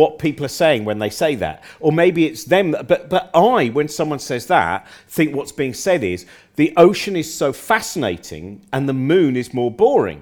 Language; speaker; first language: English; native; English